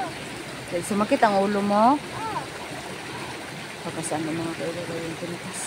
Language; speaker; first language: Filipino; non-native, local second language; Cebuano